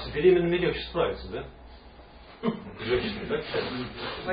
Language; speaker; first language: Russian; native; Russian